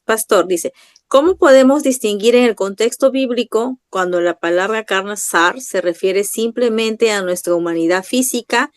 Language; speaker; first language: Spanish; native; Spanish